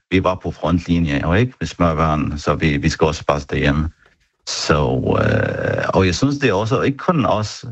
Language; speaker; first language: Danish; non-native, fluent; Arabic